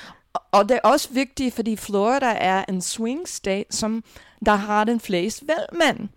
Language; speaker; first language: Danish; non-native, fluent; English